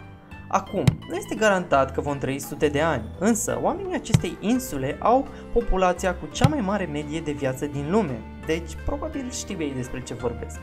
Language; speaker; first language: Romanian; native; Romanian